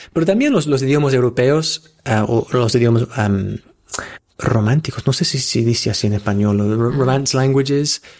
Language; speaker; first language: Spanish; non-native, fluent; English